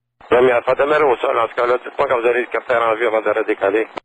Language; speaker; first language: French; native; French